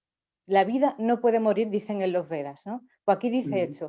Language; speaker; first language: Spanish; native; Spanish